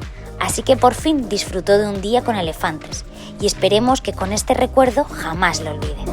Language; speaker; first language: Spanish; native; Spanish